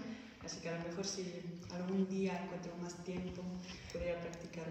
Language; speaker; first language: Spanish; non-native, fluent; Dutch